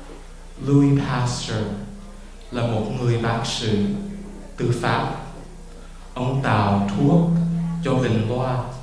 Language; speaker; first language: Vietnamese; early bilingual, heritage; Vietnamese